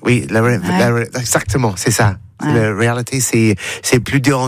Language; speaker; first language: French; non-native, learner; English